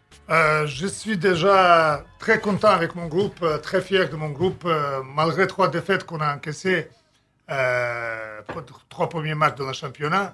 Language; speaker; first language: French; non-native, fluent; Serbian